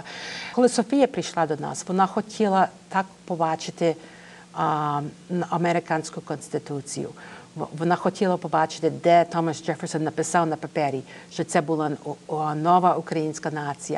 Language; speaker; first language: Ukrainian; early bilingual, heritage; Ukrainian